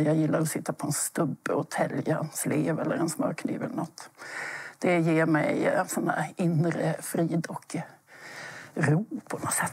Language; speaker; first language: Swedish; native; Swedish